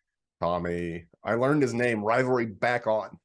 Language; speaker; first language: English; native; English